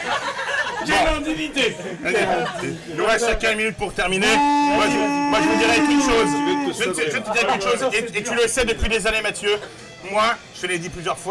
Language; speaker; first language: French; native; French